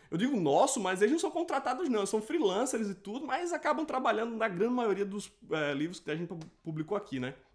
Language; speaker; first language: Portuguese; native; Portuguese